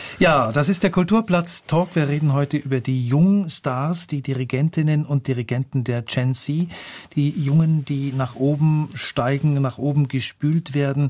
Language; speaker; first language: German; native; German